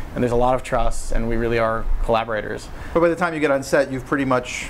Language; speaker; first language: English; native; English